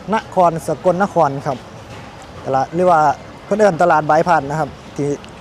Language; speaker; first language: Thai; native; Thai